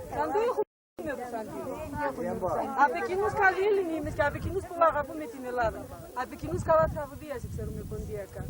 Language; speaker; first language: Greek; early bilingual, heritage; Greek